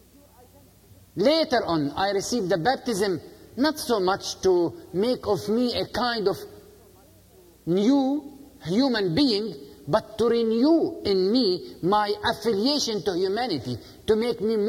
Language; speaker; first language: English; non-native, fluent; Arabic